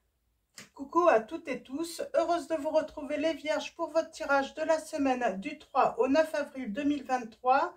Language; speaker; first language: French; native; French